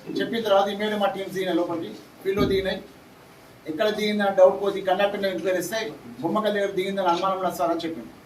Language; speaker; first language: Telugu; native; Telugu